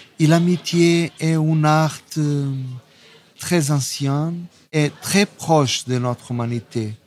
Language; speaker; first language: French; non-native, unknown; Portuguese